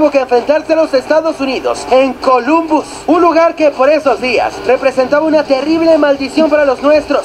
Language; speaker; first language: Spanish; native; Spanish